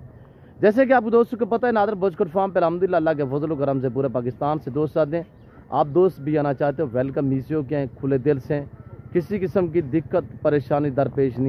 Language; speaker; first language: Hindi; non-native, local second language; Saraiki